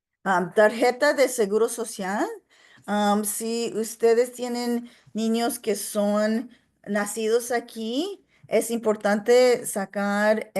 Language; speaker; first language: Spanish; non-native, local second language; English